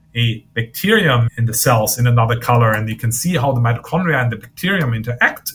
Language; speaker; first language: English; non-native, fluent; German